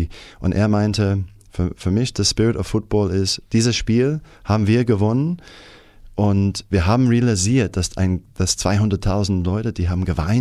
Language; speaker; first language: German; non-native, fluent; English